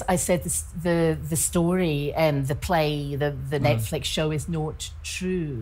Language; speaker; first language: English; native; English